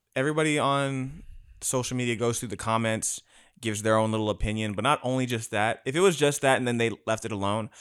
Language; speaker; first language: English; native; English